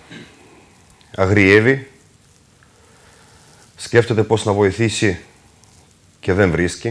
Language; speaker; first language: Greek; non-native, fluent; Russian